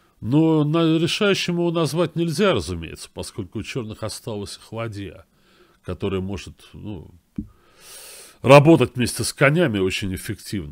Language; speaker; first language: Russian; native; Russian